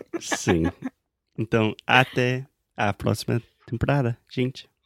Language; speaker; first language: Portuguese; non-native, fluent; English